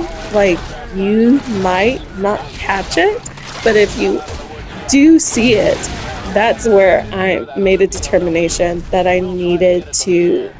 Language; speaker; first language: English; native; English